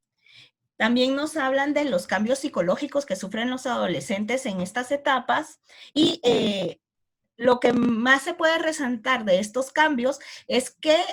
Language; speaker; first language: Spanish; native; Spanish